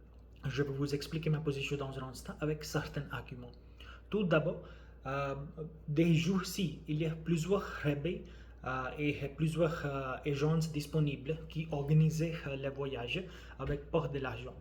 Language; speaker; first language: French; non-native, learner; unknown